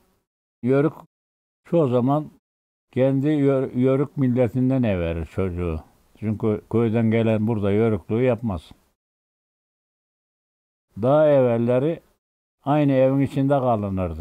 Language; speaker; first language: Turkish; native; Turkish